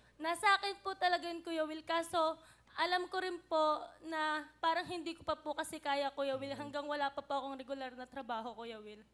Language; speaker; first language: Filipino; native; Filipino